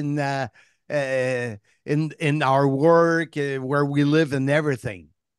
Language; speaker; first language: English; non-native, fluent; French